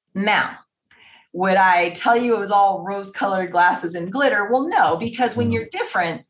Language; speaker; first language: English; native; English